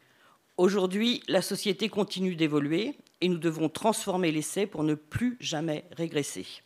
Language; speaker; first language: French; native; French